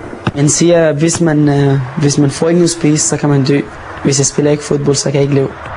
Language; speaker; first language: Danish; non-native, fluent; Arabic